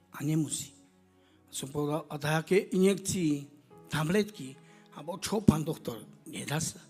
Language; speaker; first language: Slovak; non-native, local second language; Romany